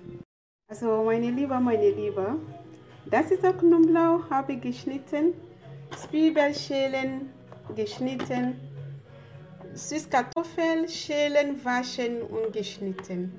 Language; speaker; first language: German; non-native, learner; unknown